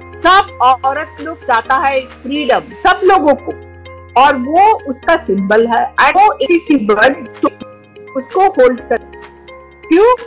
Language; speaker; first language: Hindi; non-native, local second language; Bangla